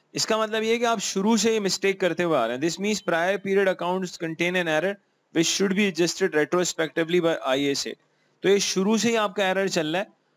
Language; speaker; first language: Urdu; native; Urdu